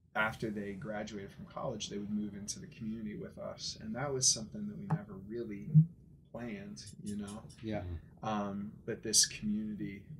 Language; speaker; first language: English; native; English